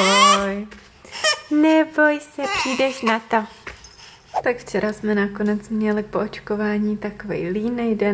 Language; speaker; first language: Czech; native; Czech